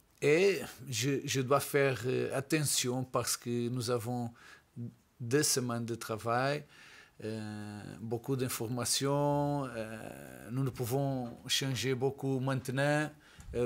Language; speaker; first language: French; non-native, learner; Portuguese